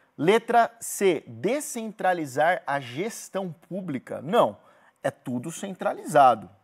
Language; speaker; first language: Portuguese; native; Portuguese